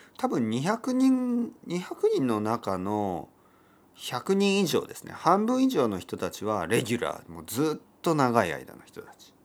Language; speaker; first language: Japanese; native; Japanese